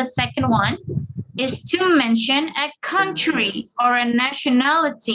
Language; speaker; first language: English; non-native, fluent; Indonesian